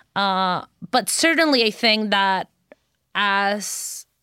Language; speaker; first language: English; non-native, fluent; Spanish